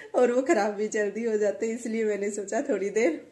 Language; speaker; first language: Hindi; native; Hindi